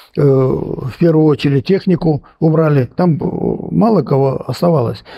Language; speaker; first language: Russian; non-native, local second language; Armenian